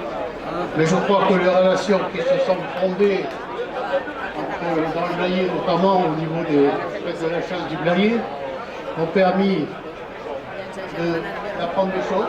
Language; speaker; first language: French; native; French